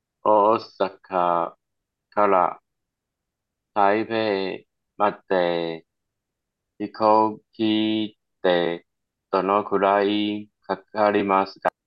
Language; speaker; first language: Japanese; non-native, learner; Chinese